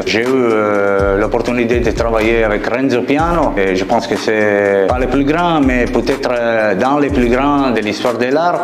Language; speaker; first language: French; non-native, fluent; Italian